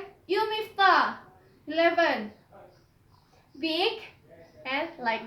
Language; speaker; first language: English; non-native, learner; Indonesian